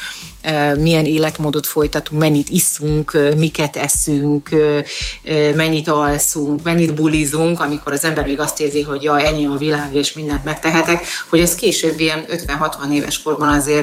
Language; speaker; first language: Hungarian; native; Hungarian